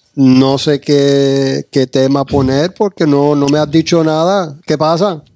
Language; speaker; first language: Spanish; early bilingual, heritage; Spanish